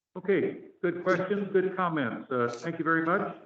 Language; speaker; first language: English; native; English